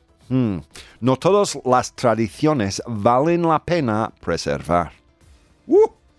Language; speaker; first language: Spanish; non-native, fluent; English